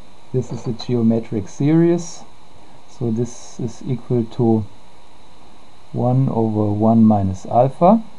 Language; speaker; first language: English; non-native, fluent; German